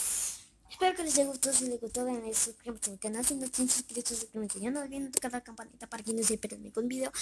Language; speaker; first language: Spanish; native; Spanish